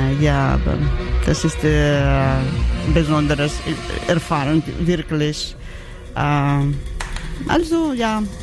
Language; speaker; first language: German; non-native, learner; Georgian